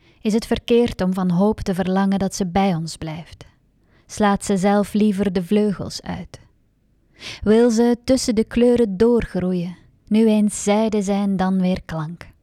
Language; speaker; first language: Dutch; native; Dutch